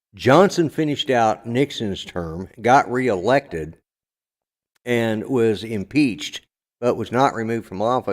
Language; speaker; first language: English; native; English